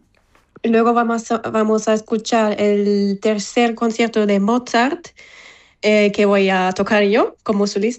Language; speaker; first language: Spanish; non-native, fluent; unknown